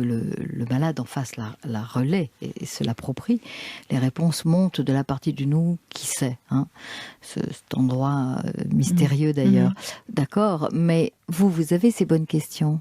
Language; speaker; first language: French; native; French